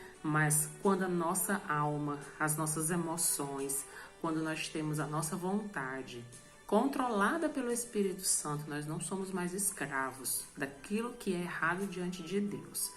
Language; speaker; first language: Portuguese; native; Portuguese